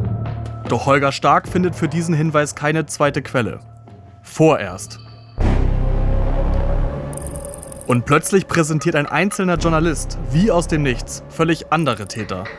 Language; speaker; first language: German; native; German